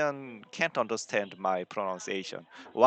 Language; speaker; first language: English; non-native, learner; Korean